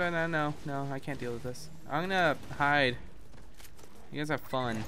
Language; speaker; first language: English; native; English